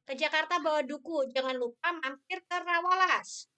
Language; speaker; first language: Indonesian; native; Indonesian